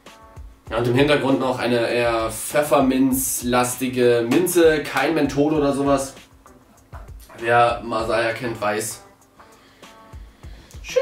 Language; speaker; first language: German; native; German